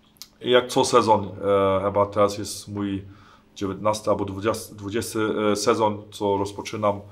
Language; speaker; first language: Polish; early bilingual, heritage; German